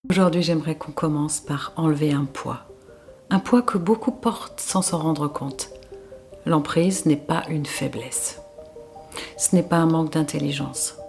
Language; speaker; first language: French; native; French